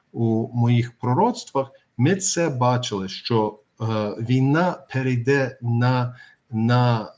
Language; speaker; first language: Ukrainian; early bilingual, heritage; Ukrainian